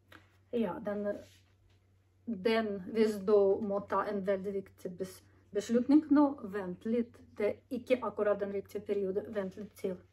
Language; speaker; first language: Norwegian; non-native, learner; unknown